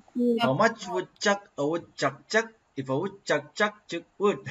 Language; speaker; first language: English; non-native, learner; Indonesian